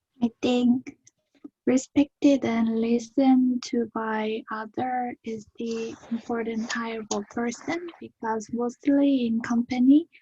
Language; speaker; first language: English; non-native, learner; Korean